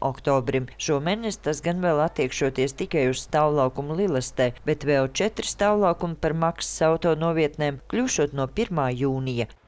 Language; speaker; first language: Latvian; native; Latvian